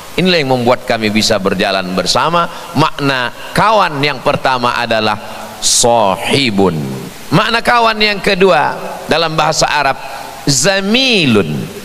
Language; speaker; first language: Indonesian; native; Indonesian